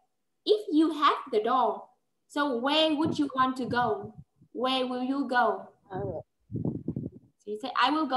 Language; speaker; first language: English; non-native, fluent; Vietnamese